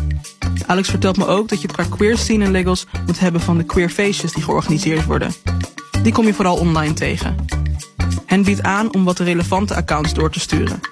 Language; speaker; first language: Dutch; native; Dutch